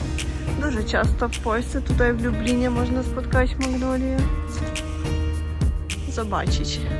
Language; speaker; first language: Polish; non-native, learner; Russian